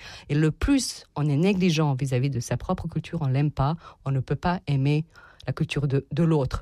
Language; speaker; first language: French; non-native, fluent; Serbian